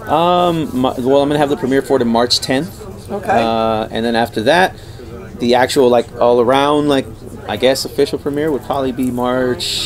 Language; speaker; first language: English; native; English